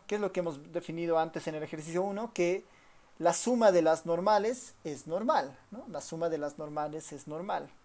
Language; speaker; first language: Spanish; native; Spanish